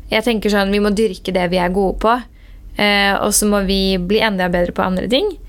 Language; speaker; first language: Norwegian; early bilingual, other home language; Persian